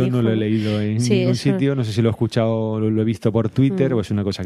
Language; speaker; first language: Spanish; native; Spanish